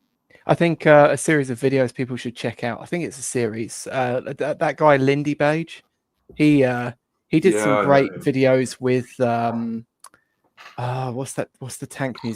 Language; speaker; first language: English; native; English